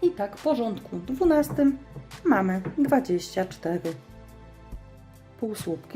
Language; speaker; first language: Polish; native; Polish